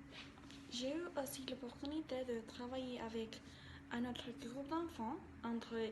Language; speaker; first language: French; non-native, learner; Spanish